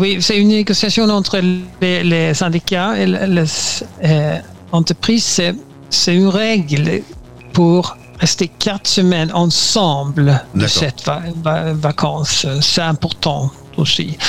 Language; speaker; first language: French; non-native, learner; Swedish